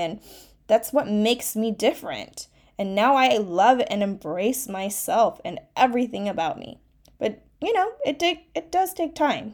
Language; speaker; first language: English; early bilingual, other home language; Chinese